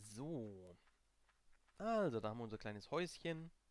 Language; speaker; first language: German; native; German